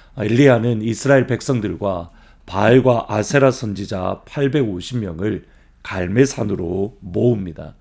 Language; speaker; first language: Korean; native; Korean